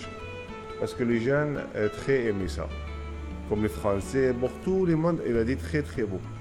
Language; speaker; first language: French; non-native, learner; Arabic